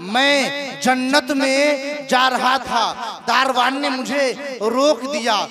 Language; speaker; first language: Urdu; non-native, local second language; Bangla